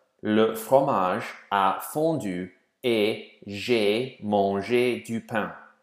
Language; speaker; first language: French; non-native, fluent; English